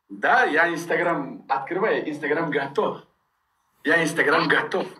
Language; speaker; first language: Russian; non-native, learner; Uzbek